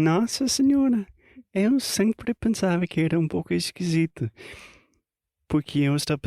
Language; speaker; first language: Portuguese; non-native, fluent; English